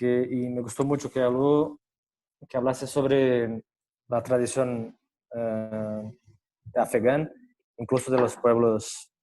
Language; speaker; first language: Spanish; non-native, fluent; Portuguese